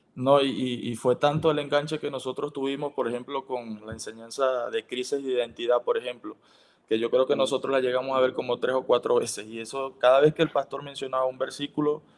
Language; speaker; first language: Spanish; native; Spanish